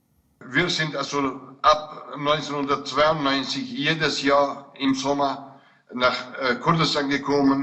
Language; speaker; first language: German; non-native, fluent; Kurdish